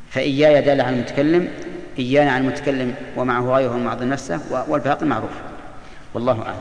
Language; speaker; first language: Arabic; native; Arabic